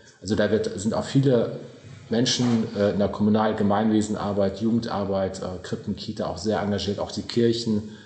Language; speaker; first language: German; native; German